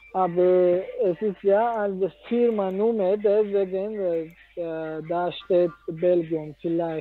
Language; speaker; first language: German; non-native, learner; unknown